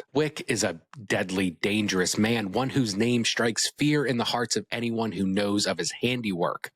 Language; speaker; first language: English; native; English